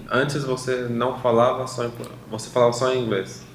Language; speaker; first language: Portuguese; native; Portuguese